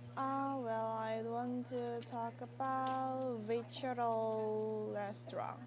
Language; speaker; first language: English; non-native, learner; Korean